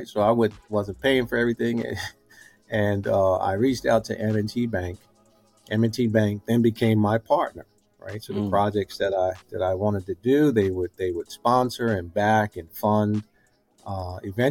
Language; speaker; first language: English; native; English